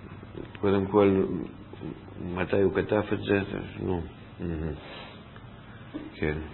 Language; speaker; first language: Hebrew; non-native, fluent; Russian